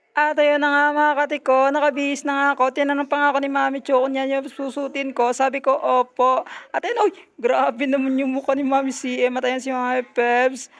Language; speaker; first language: Filipino; non-native, local second language; Hiligaynon